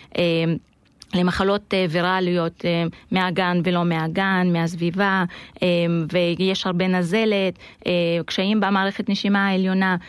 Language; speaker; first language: Hebrew; non-native, local second language; Arabic